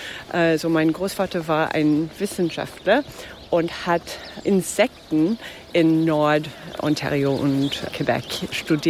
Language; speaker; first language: German; non-native, fluent; English